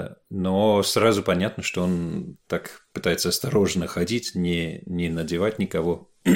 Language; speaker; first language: Russian; non-native, fluent; English